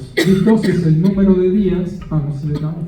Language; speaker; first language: Spanish; native; Spanish